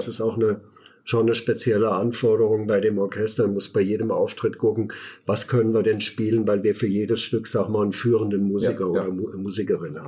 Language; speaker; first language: German; native; German